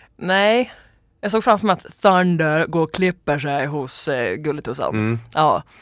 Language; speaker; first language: Swedish; native; Swedish